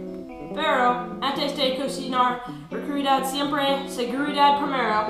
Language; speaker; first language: Spanish; non-native, learner; English